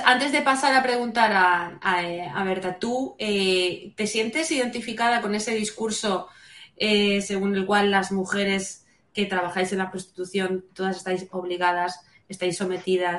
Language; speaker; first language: Spanish; native; Spanish